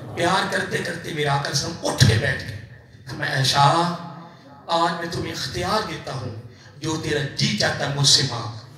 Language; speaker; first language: Urdu; non-native, local second language; Punjabi